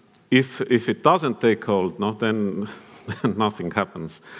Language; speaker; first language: English; non-native, fluent; Estonian